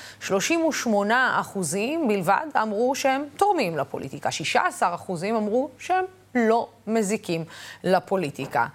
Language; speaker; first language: Hebrew; non-native, local second language; Arabic